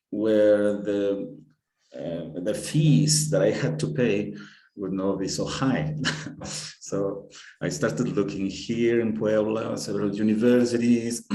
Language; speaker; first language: English; non-native, fluent; Spanish